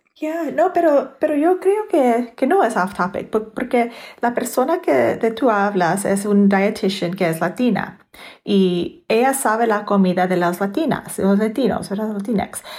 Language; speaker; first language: Spanish; early bilingual, heritage; Spanish